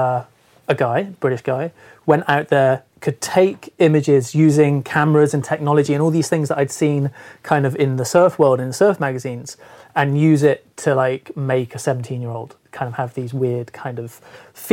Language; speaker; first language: English; native; English